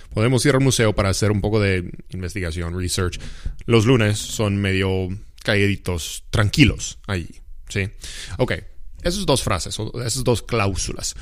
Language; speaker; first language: Spanish; non-native, fluent; English